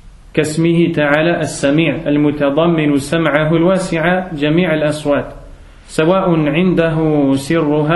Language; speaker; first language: Arabic; non-native, fluent; French